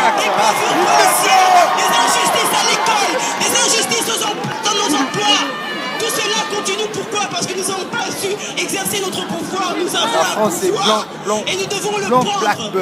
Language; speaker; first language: French; non-native, local second language; Lingala